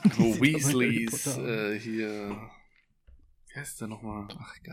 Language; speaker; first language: German; native; German